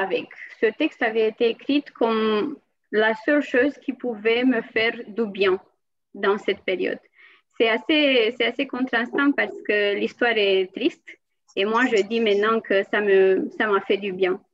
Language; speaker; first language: French; non-native, fluent; Romanian